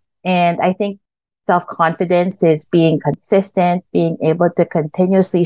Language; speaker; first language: English; non-native, local second language; Filipino